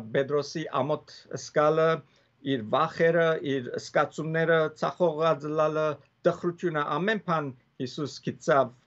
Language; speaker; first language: Armenian; early bilingual, heritage; Armenian